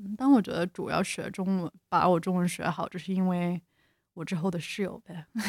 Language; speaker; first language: Chinese; non-native, fluent; English